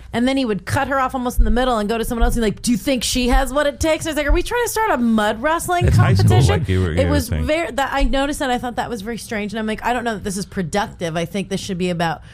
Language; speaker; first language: English; native; English